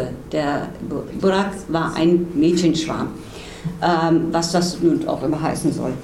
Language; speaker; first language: German; native; German